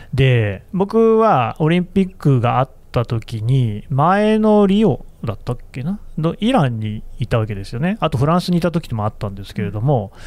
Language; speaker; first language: Japanese; native; Japanese